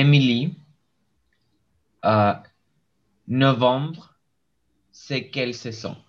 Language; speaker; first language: French; non-native, learner; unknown